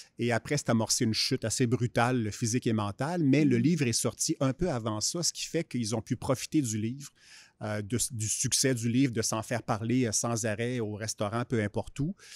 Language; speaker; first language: French; native; French